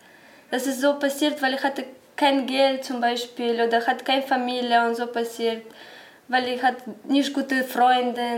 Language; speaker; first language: German; non-native, learner; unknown